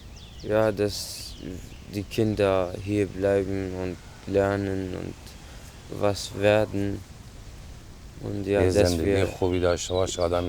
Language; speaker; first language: German; non-native, fluent; Arabic